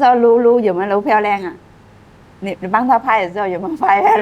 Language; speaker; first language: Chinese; non-native, fluent; Vietnamese